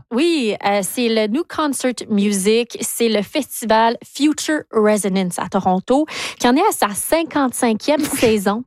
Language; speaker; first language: French; native; French